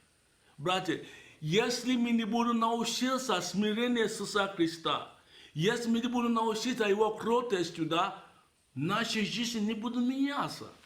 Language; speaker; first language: Russian; non-native, fluent; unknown